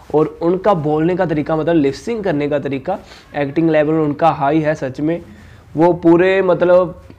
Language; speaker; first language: Hindi; native; Hindi